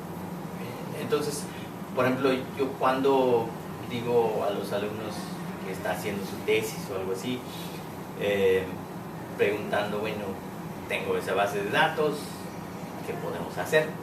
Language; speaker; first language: Spanish; non-native, fluent; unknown